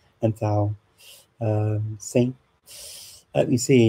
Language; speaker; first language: Portuguese; non-native, fluent; English